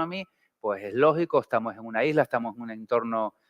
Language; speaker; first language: Spanish; native; Spanish